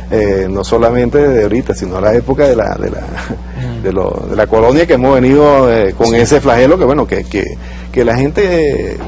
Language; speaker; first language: Spanish; native; Spanish